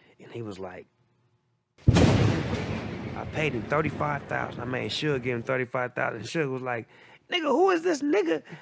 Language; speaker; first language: English; native; English